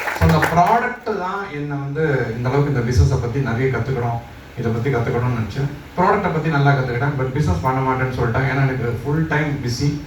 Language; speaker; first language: Tamil; non-native, local second language; Malayalam